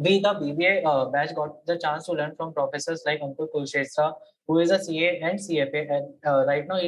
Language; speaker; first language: English; non-native, local second language; Hindi